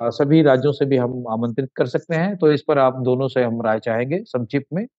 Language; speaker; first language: Hindi; native; Hindi